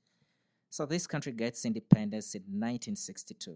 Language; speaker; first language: English; non-native, local second language; Acoli